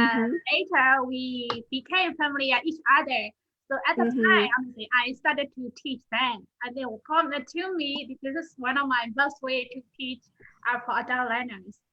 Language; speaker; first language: English; non-native, learner; Burmese